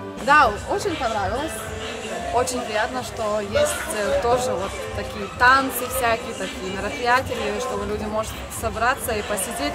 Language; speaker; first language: Russian; non-native, fluent; Lithuanian